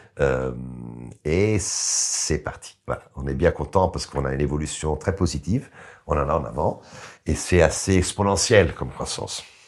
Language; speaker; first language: French; non-native, fluent; Italian